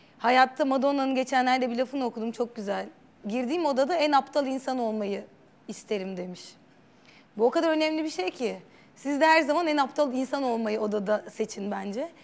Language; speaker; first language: Turkish; native; Turkish